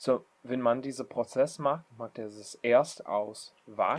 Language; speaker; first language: German; non-native, learner; English